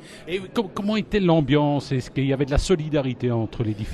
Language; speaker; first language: French; native; French